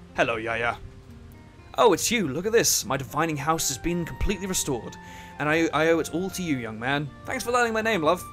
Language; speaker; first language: English; native; English